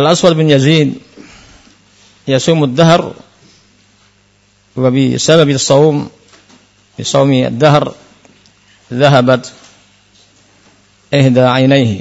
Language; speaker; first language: Arabic; non-native, fluent; Indonesian